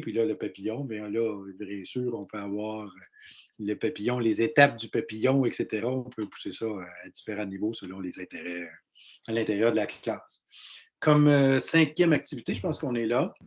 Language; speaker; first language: French; native; French